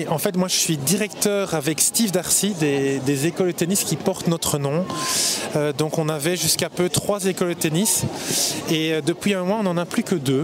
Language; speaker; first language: French; native; French